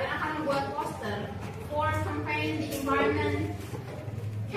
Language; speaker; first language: English; non-native, learner; Indonesian